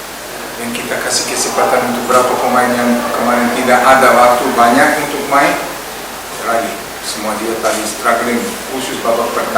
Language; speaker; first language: Indonesian; non-native, learner; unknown